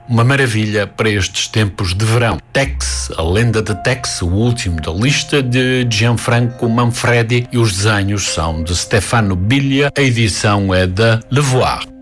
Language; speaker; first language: Portuguese; native; Portuguese